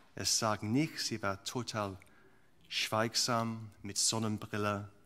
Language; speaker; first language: German; non-native, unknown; English